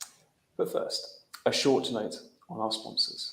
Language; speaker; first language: English; native; English